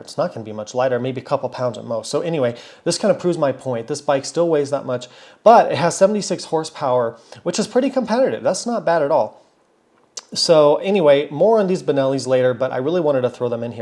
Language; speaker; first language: English; native; English